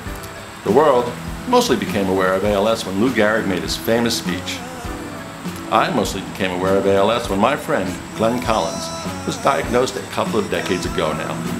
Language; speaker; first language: English; native; English